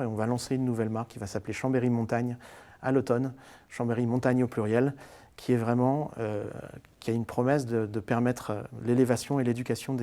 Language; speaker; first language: French; native; French